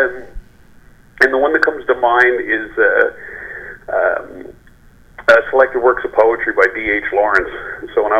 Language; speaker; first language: English; native; English